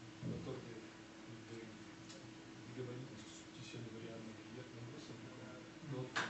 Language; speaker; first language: French; non-native, fluent; Russian